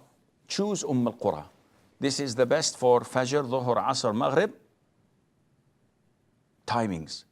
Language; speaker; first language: English; non-native, fluent; Arabic